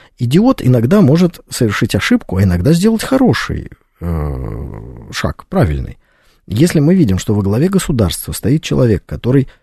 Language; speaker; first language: Russian; native; Russian